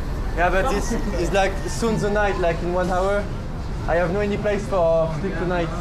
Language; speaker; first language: English; non-native, learner; French